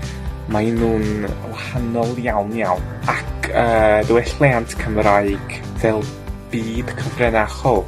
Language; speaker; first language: Welsh; non-native, learner; English